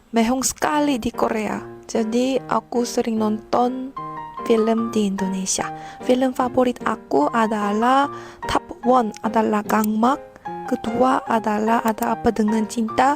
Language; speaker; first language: Indonesian; non-native, fluent; Korean